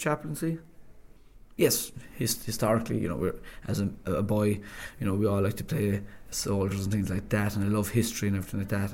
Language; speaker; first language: English; native; English